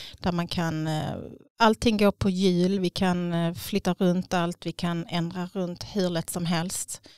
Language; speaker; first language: Swedish; native; Swedish